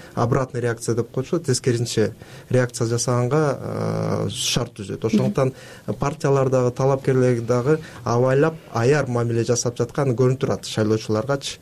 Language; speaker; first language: Kyrgyz; native; Kyrgyz